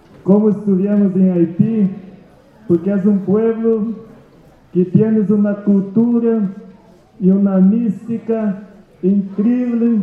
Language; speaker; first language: Spanish; non-native, fluent; Portuguese